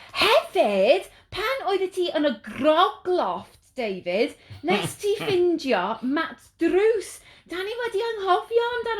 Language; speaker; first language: Welsh; non-native, learner; English